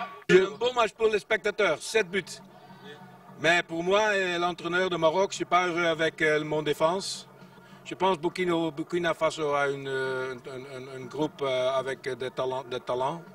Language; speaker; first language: French; non-native, fluent; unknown